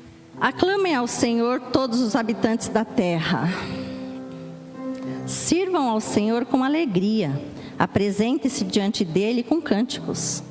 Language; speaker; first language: Portuguese; native; Portuguese